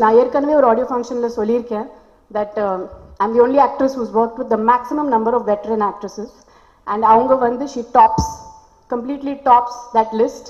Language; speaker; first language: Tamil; non-native, local second language; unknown